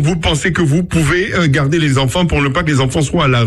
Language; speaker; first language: French; non-native, local second language; Akan